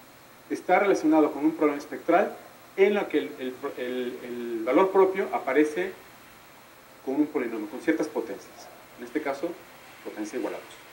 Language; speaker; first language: Spanish; native; Spanish